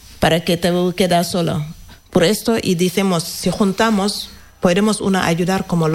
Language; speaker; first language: Spanish; non-native, learner; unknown